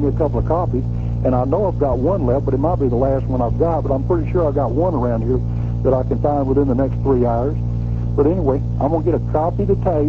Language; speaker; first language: English; native; English